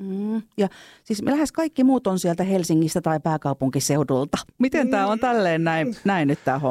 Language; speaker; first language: Finnish; native; Finnish